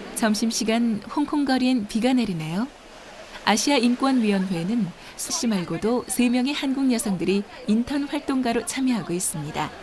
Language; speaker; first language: Korean; native; Korean